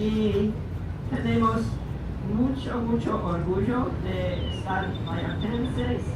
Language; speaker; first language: Spanish; non-native, learner; English